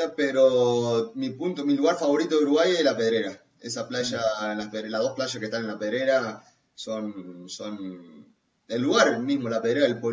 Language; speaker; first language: Spanish; native; Spanish